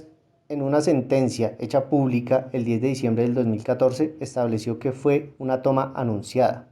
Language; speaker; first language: Spanish; native; Spanish